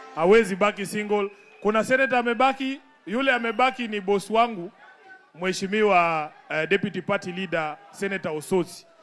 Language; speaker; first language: Swahili; non-native, local second language; Luyia